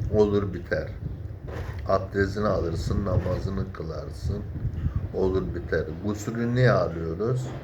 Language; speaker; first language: Turkish; early bilingual, heritage; Turkish